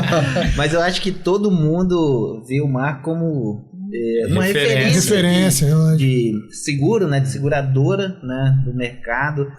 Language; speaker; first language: Portuguese; native; Portuguese